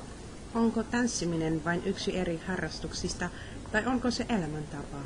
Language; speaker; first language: Finnish; non-native, fluent; Polish